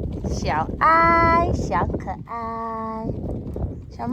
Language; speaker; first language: Chinese; non-native, learner; Filipino